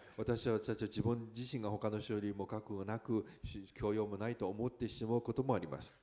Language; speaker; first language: Japanese; non-native, fluent; Chinese